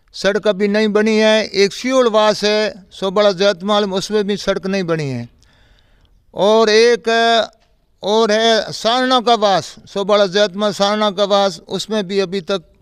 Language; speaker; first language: Hindi; native; Hindi